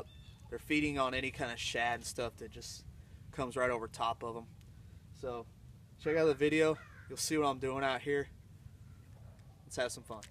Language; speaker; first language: English; native; English